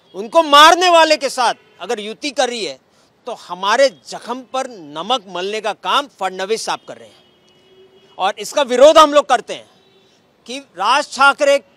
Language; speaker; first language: Hindi; native; Hindi